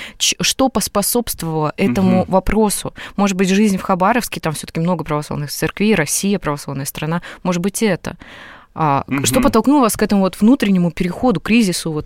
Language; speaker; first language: Russian; native; Russian